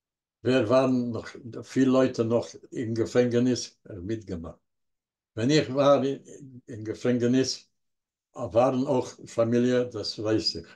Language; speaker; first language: German; non-native, learner; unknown